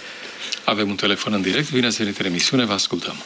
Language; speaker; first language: Romanian; native; Romanian